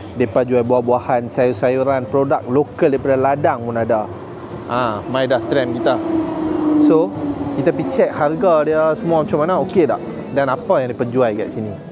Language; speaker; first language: Malay; native; Malay